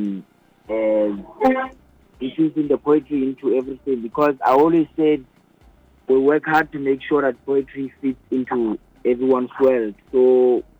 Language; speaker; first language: English; non-native, local second language; Southern Sotho